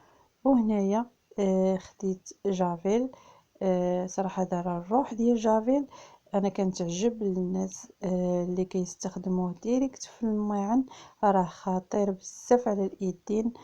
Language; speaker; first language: Arabic; native; Arabic